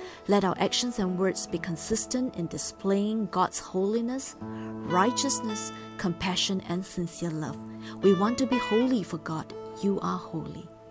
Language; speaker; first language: English; non-native, local second language; Chinese